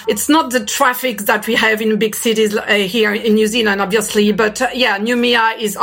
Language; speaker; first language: English; non-native, fluent; French